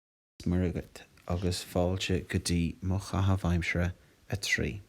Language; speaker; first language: Irish; non-native, local second language; English